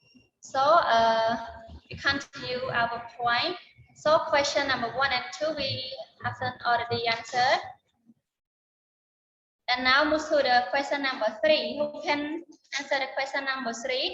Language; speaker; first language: English; non-native, learner; Khmer